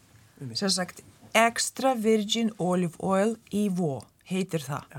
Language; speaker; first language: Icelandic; non-native, fluent; Lithuanian